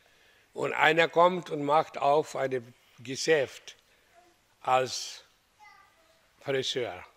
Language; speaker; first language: German; non-native, fluent; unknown